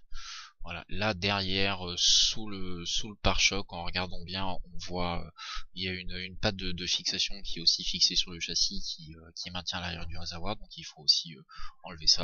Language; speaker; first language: French; native; French